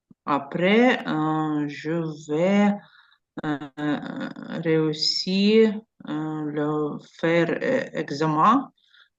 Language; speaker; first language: French; non-native, learner; Ukrainian